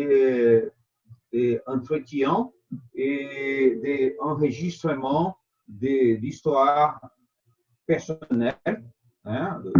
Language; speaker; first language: French; non-native, fluent; Portuguese